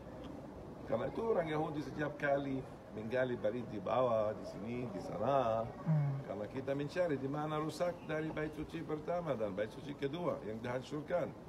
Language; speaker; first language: Indonesian; non-native, fluent; Arabic